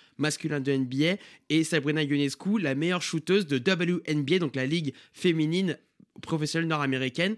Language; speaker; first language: French; native; French